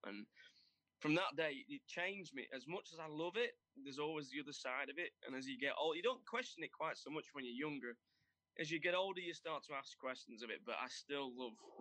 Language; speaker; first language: English; native; English